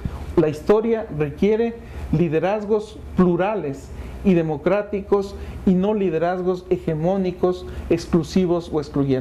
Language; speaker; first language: Spanish; native; Spanish